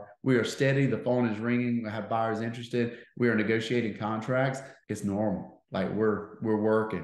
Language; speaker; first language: English; native; English